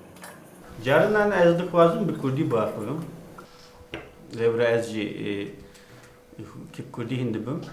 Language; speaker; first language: Kurdish; non-native, learner; Turkish